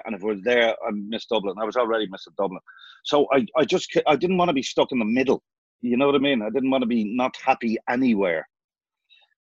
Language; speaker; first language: English; native; English